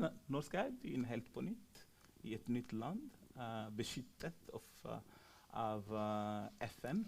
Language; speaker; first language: Norwegian; non-native, fluent; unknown